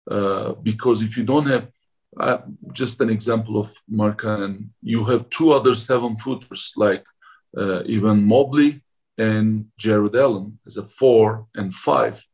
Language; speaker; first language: English; non-native, fluent; Turkish